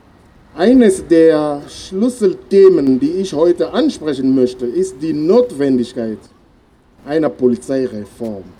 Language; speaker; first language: German; non-native, fluent; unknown